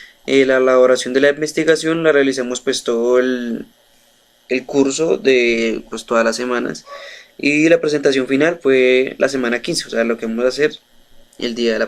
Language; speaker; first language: Spanish; native; Spanish